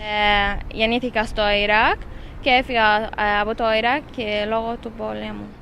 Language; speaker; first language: Greek; non-native, local second language; Arabic